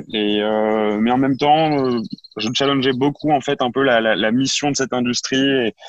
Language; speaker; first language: French; native; French